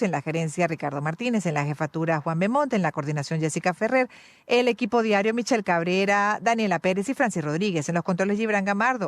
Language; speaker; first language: Spanish; native; Spanish